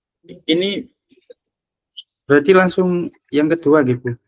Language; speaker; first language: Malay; non-native, local second language; Javanese